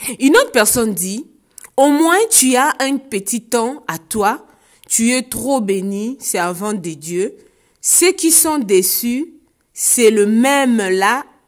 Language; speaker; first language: French; non-native, local second language; Lingala